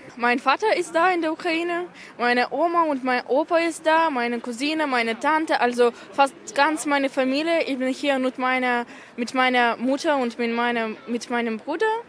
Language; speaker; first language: German; non-native, learner; Ukrainian